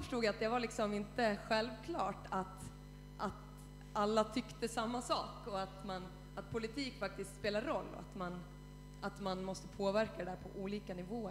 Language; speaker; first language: Swedish; native; Swedish